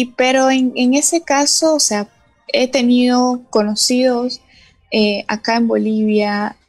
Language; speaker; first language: Spanish; non-native, local second language; Portuguese